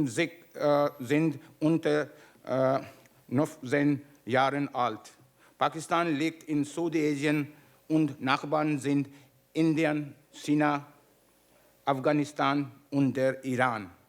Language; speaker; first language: German; non-native, learner; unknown